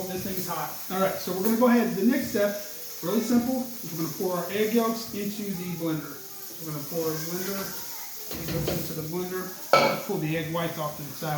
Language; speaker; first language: English; native; English